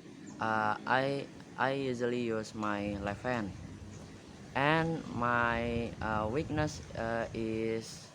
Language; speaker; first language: English; non-native, learner; Indonesian